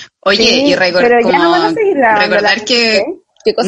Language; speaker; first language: Spanish; native; Spanish